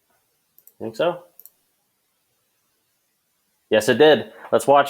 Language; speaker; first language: English; native; English